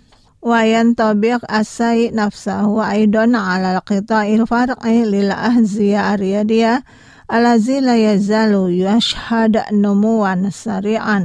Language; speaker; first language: Arabic; non-native, fluent; Indonesian